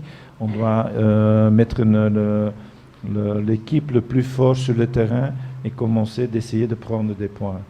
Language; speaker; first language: French; non-native, fluent; Dutch